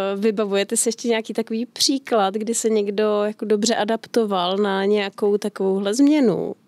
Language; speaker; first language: Czech; native; Czech